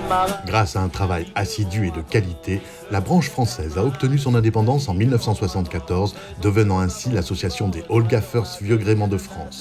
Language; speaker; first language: French; native; French